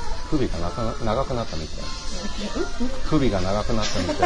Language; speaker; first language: Japanese; non-native, fluent; English